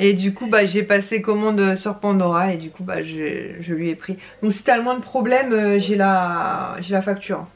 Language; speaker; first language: French; native; French